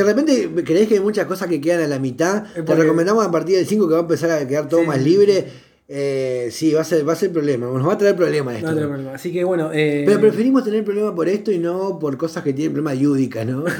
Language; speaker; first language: Spanish; native; Spanish